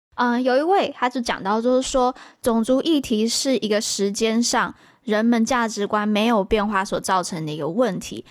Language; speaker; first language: Chinese; native; Chinese